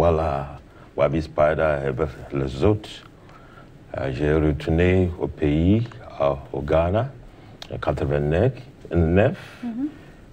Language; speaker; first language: French; non-native, learner; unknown